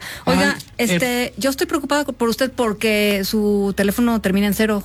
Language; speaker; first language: Spanish; native; Spanish